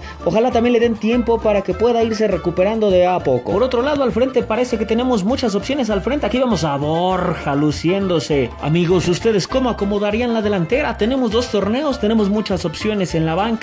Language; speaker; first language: Spanish; native; Spanish